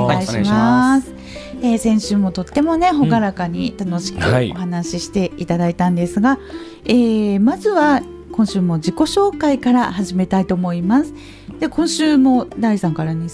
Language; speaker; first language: Japanese; native; Japanese